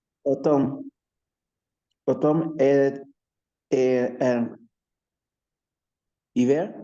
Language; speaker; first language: French; non-native, learner; Spanish